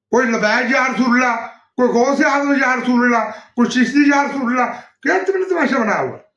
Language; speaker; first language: Urdu; non-native, local second language; Punjabi